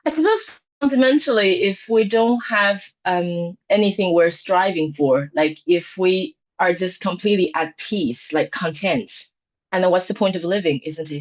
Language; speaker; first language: English; non-native, fluent; Chinese